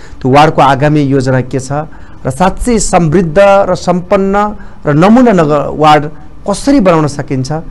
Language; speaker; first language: Nepali; native; Nepali